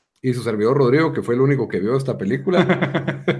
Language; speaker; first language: Spanish; native; Spanish